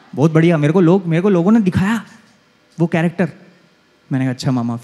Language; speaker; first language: Hindi; native; Hindi